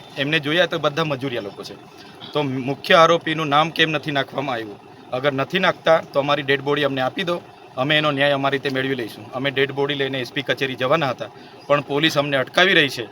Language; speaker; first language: Gujarati; non-native, local second language; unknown